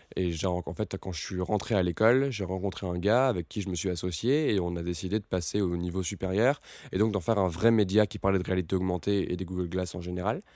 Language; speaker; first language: French; native; French